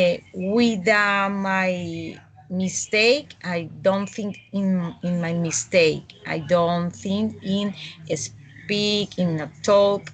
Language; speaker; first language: English; non-native, learner; Spanish